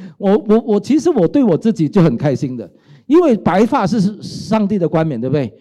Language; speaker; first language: Chinese; non-native, local second language; Cantonese